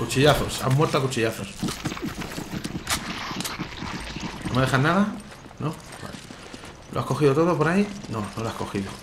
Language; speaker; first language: Spanish; native; Spanish